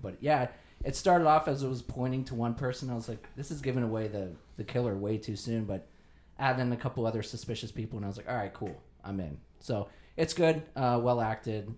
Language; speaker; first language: English; native; English